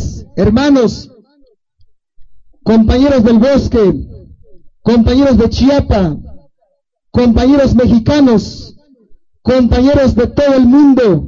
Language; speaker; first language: Spanish; non-native, local second language; Tzotzil